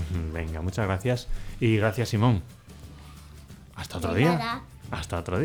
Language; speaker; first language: Spanish; native; Spanish